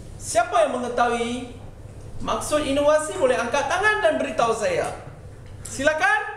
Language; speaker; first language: Malay; non-native, local second language; Tamil